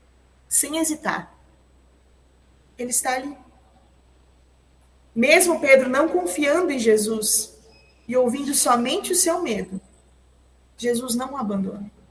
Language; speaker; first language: Portuguese; native; Portuguese